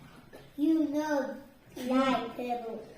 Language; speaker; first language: English; non-native, learner; Danish